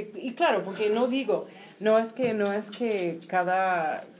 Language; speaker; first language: Spanish; non-native, fluent; English